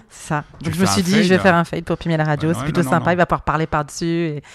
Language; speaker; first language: French; native; French